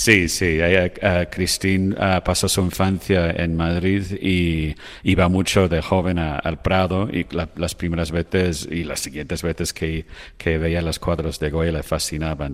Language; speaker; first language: Spanish; non-native, fluent; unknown